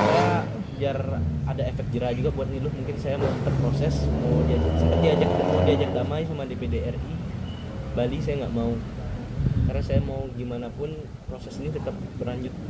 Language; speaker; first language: Indonesian; native; Indonesian